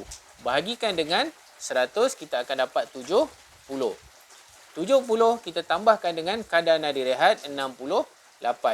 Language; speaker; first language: Malay; native; Malay